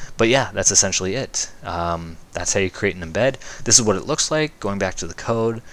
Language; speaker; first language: English; native; English